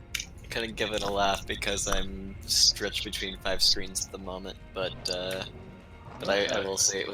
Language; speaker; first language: English; native; English